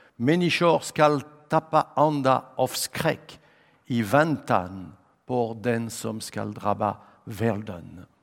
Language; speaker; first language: Swedish; non-native, fluent; French